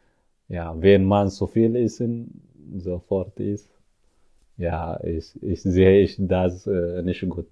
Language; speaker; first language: German; non-native, learner; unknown